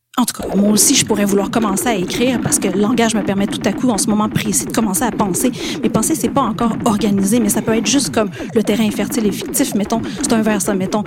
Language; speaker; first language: French; native; French